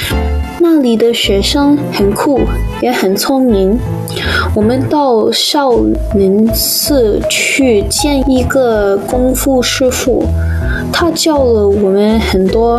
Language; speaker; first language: Chinese; non-native, learner; English